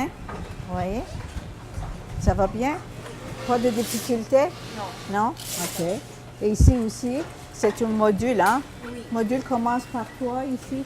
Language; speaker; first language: French; non-native, local second language; Arabic